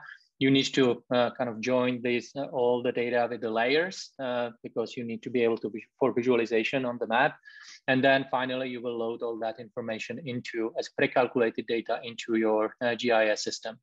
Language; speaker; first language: English; non-native, fluent; Czech